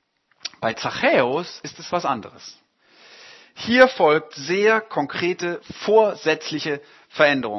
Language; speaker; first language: German; native; German